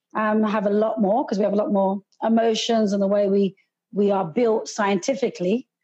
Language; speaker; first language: English; early bilingual, other home language; Hindi